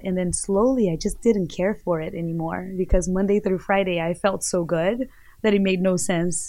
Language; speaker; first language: English; non-native, fluent; Portuguese